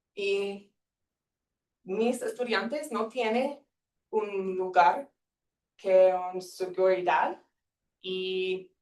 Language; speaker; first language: Spanish; non-native, learner; English